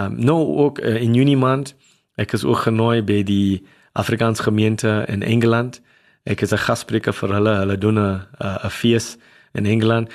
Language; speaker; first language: Afrikaans; non-native, local second language; English